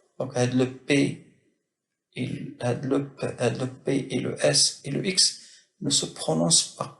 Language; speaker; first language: French; non-native, local second language; Arabic